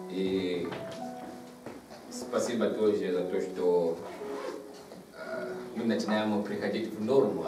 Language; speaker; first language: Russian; non-native, fluent; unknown